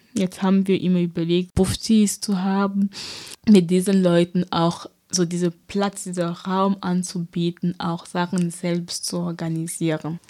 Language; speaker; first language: German; non-native, fluent; French